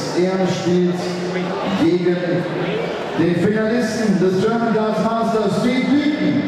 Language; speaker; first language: German; native; German